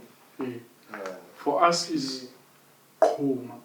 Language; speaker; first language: English; non-native, local second language; Southern Sotho